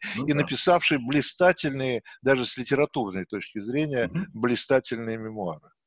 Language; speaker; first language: Russian; native; Russian